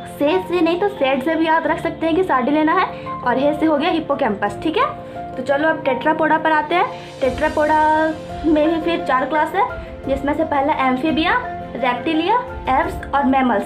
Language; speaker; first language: Hindi; native; Hindi